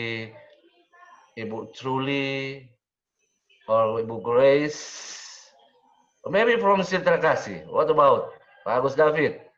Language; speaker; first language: English; non-native, learner; Indonesian